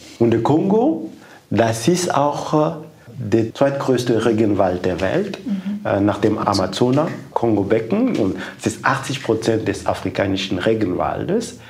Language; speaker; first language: German; non-native, fluent; Lingala